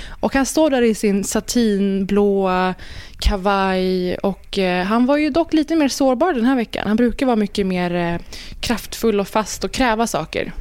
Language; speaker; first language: Swedish; early bilingual, other home language; Persian